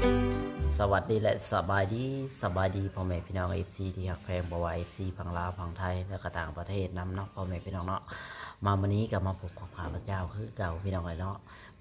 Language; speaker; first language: Thai; non-native, local second language; Northeastern Thai